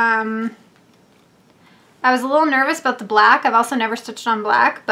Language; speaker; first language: English; native; English